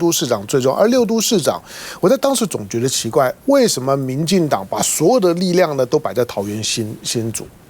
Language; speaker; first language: Chinese; native; Chinese